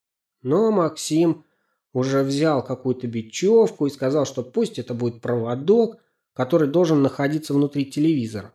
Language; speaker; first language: Russian; native; Russian